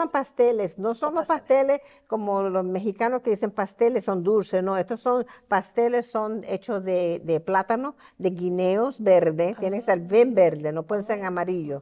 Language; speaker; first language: Spanish; early bilingual, heritage; Spanish